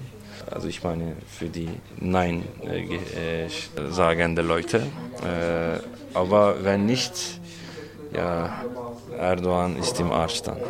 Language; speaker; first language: German; non-native, fluent; Turkish